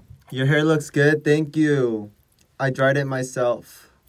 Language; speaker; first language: English; early bilingual, other home language; Korean